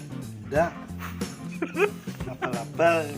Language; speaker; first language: Indonesian; non-native, local second language; Javanese